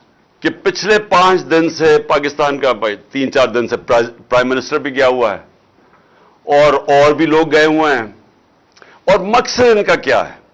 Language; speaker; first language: Urdu; native; Urdu